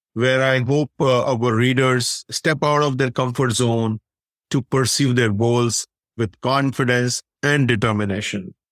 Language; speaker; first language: English; non-native, local second language; Hindi